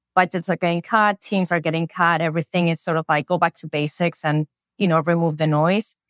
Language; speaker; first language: English; non-native, fluent; Spanish